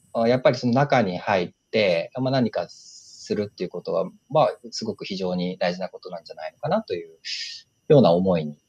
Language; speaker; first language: Japanese; native; Japanese